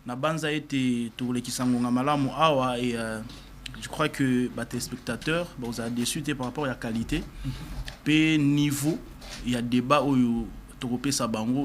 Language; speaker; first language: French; non-native, local second language; Lingala